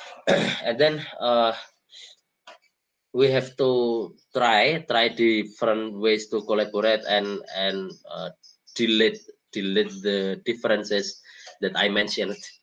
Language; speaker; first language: English; non-native, fluent; Indonesian